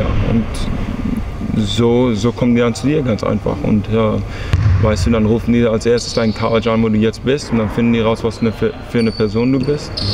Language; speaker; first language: German; early bilingual, heritage; English